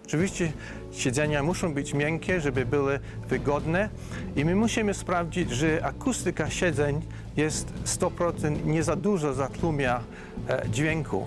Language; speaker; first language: Polish; non-native, fluent; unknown